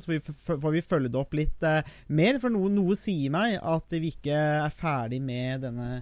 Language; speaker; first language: Norwegian; native; Norwegian